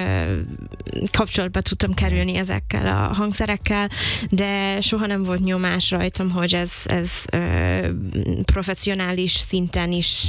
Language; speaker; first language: Hungarian; non-native, fluent; English